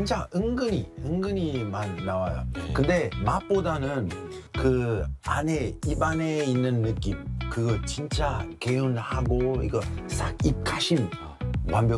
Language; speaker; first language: Korean; non-native, fluent; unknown